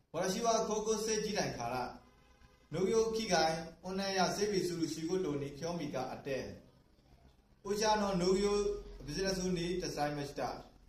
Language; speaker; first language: Japanese; non-native, learner; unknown